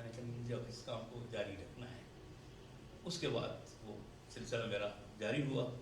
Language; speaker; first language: Urdu; non-native, local second language; Pashto